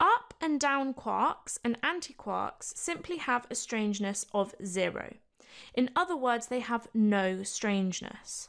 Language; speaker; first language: English; native; English